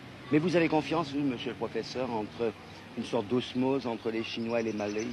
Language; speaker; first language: French; native; French